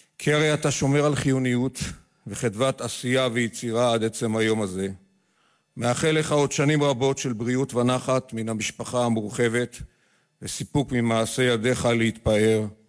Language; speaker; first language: Hebrew; native; Hebrew